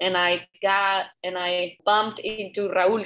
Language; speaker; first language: English; non-native, fluent; Spanish